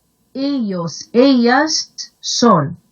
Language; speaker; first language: Spanish; non-native, fluent; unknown